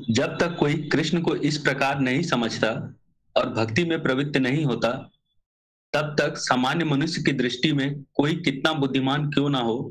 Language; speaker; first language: Hindi; native; Hindi